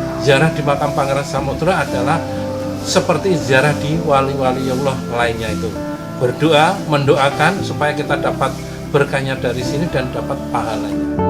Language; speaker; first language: Indonesian; non-native, local second language; Javanese